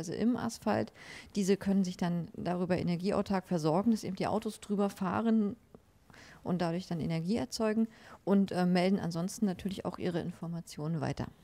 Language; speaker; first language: German; native; German